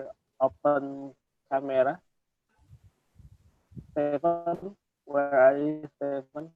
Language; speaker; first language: English; non-native, learner; Indonesian